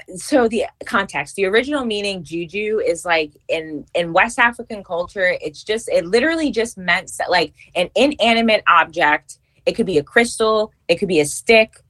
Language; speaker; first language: English; native; English